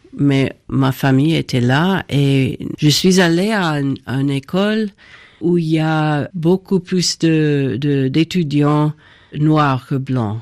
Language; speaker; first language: French; non-native, fluent; English